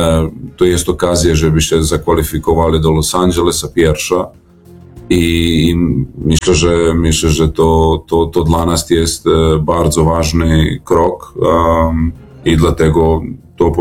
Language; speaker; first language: Polish; non-native, learner; Serbian